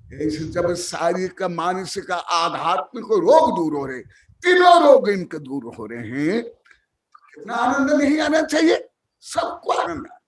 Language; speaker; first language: Hindi; non-native, local second language; Odia